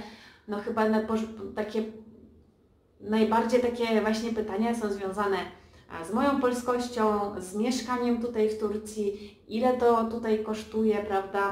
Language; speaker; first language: Polish; early bilingual, heritage; Polish